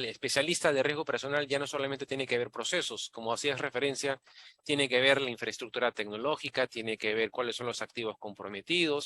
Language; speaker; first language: Spanish; native; Spanish